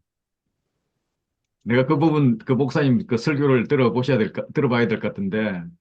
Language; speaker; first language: Korean; native; Korean